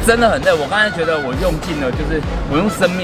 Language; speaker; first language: Chinese; native; Chinese